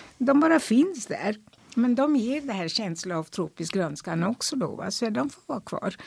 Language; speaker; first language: Swedish; non-native, fluent; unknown